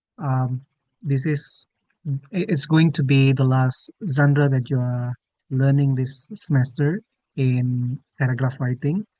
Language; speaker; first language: English; non-native, fluent; Indonesian